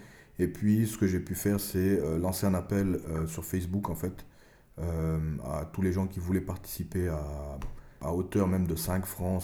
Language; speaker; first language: French; early bilingual, other home language; Albanian